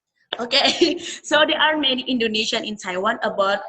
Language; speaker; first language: English; non-native, learner; Indonesian